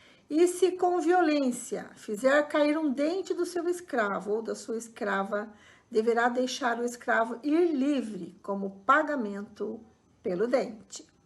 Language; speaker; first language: Portuguese; native; Portuguese